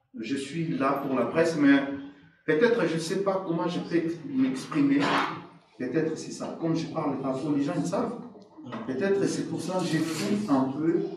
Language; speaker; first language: French; non-native, local second language; Lingala